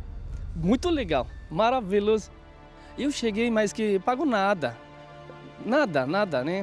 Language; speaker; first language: Portuguese; non-native, learner; Bangla